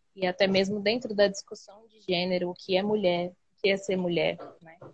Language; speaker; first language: Portuguese; native; Portuguese